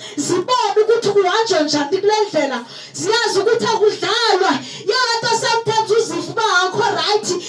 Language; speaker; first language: Zulu; non-native, local second language; Xhosa